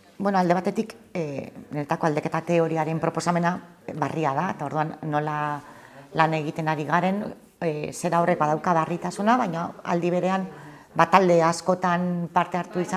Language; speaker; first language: Basque; native; Basque